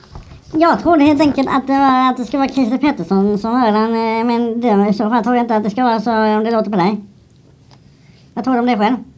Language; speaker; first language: Swedish; native; Swedish